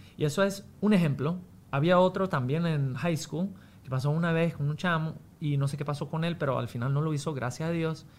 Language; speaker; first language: Spanish; non-native, fluent; English